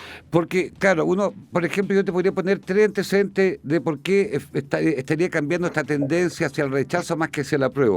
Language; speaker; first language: Spanish; native; Spanish